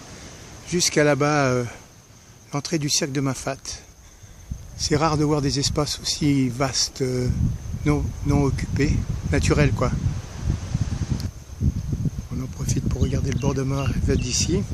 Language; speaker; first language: French; native; French